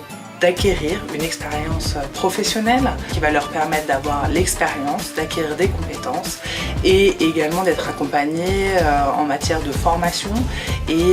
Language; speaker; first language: French; native; French